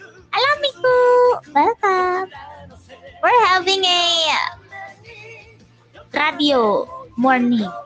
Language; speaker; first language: English; non-native, fluent; Indonesian